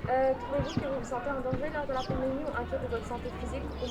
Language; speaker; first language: French; native; French